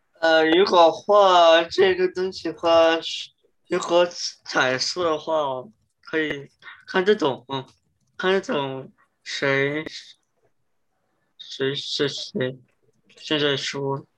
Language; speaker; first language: Chinese; non-native, learner; English